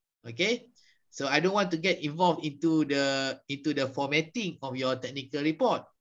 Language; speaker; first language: English; non-native, local second language; Malay